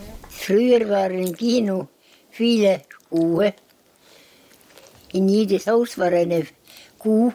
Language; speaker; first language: German; non-native, learner; Estonian